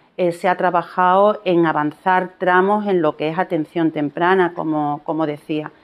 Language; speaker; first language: Spanish; native; Spanish